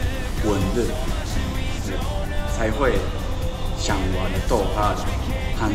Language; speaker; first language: Chinese; non-native, learner; Japanese